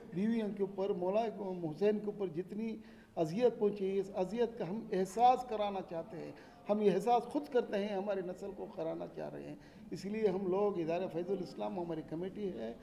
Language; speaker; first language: Hindi; non-native, local second language; Urdu